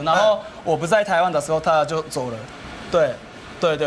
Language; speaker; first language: Chinese; non-native, fluent; Japanese